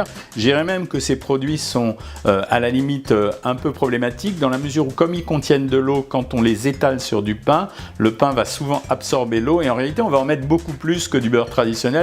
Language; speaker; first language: French; native; French